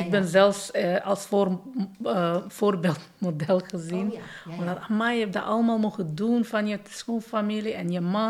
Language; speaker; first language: Dutch; non-native, fluent; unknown